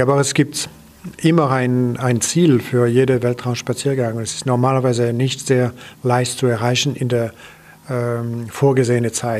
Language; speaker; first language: German; non-native, local second language; French